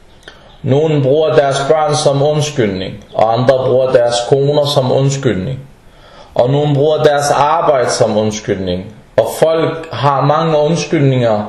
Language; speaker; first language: Danish; non-native, fluent; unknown